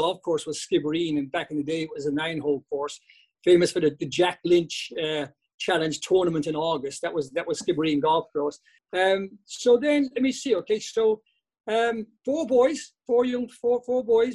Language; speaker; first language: English; native; English